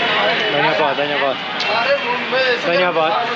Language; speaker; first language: Portuguese; native; Portuguese